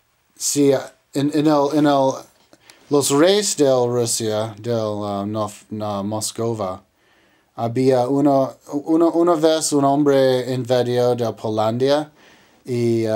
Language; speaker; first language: Spanish; non-native, learner; English